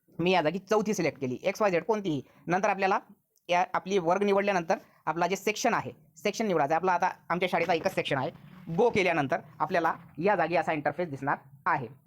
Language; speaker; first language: Marathi; non-native, local second language; Urdu